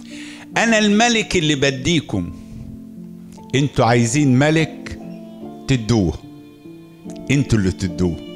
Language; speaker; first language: Arabic; native; Arabic